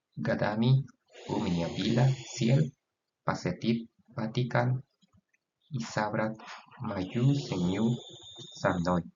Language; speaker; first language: Russian; non-native, learner; Spanish